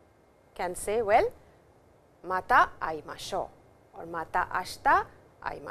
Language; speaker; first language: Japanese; non-native, fluent; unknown